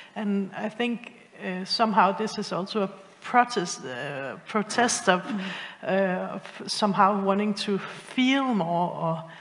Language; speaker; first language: English; non-native, fluent; Danish